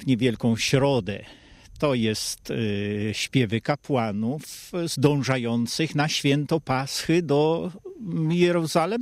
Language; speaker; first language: Polish; native; Polish